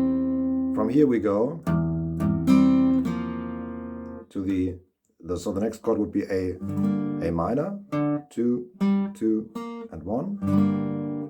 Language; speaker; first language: English; non-native, fluent; German